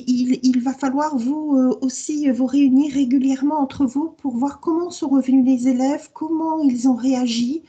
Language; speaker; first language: French; native; French